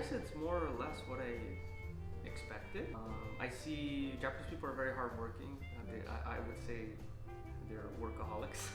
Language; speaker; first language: English; non-native, fluent; Portuguese